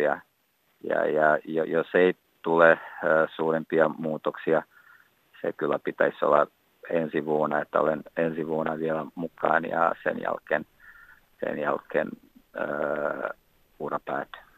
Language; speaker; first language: Finnish; non-native, fluent; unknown